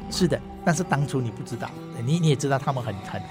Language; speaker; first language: Chinese; non-native, local second language; Hakka Chinese